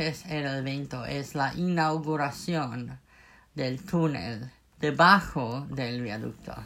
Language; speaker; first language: Spanish; non-native, fluent; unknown